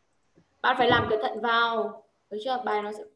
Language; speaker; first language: Vietnamese; native; Vietnamese